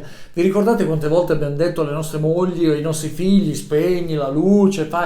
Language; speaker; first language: Italian; native; Italian